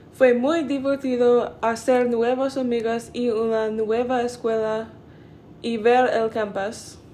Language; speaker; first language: Spanish; non-native, learner; English